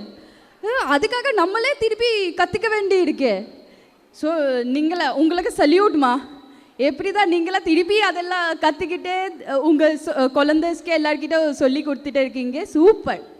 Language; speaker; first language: Tamil; non-native, local second language; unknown